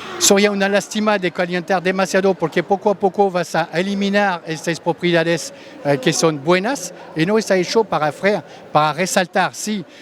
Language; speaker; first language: Spanish; non-native, fluent; French